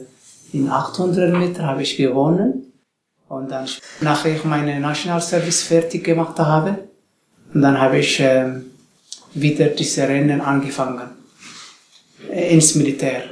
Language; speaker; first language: German; non-native, learner; Tigrinya